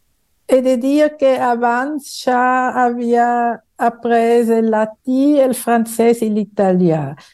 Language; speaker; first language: Catalan; non-native, fluent; German